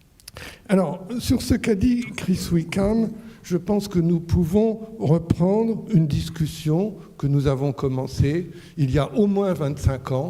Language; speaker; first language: French; native; French